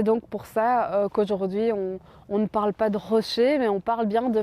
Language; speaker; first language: French; native; French